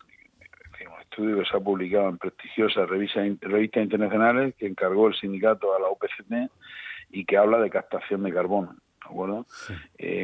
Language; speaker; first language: Spanish; native; Spanish